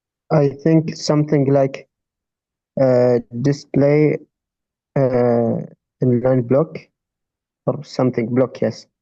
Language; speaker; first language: English; non-native, fluent; Arabic